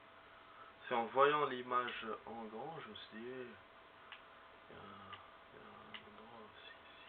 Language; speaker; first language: French; native; French